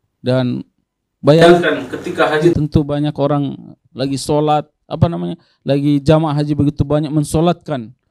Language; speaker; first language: Indonesian; non-native, local second language; Tetum